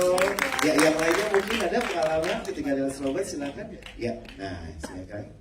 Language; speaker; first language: Indonesian; native; Indonesian